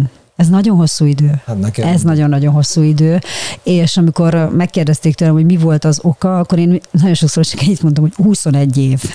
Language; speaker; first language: Hungarian; native; Hungarian